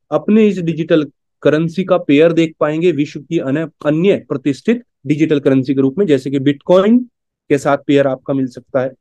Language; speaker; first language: Hindi; native; Hindi